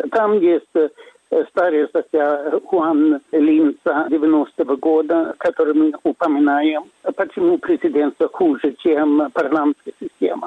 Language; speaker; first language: Russian; non-native, fluent; Swedish